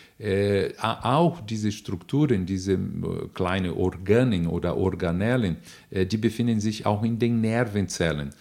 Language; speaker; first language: German; non-native, fluent; Portuguese